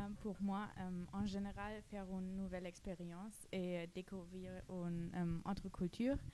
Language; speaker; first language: French; non-native, learner; German